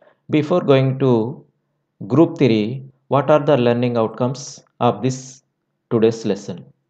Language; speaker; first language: English; non-native, local second language; Telugu